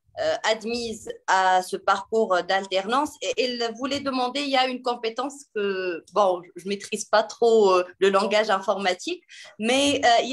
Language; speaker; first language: French; non-native, local second language; Arabic